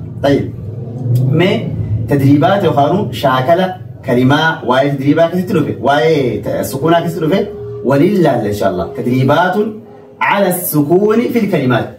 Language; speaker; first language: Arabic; non-native, fluent; Oromo